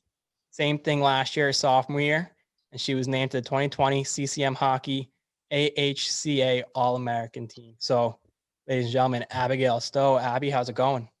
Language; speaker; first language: English; native; English